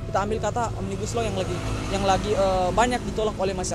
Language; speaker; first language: Indonesian; native; Indonesian